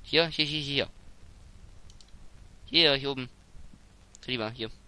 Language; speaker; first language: German; native; German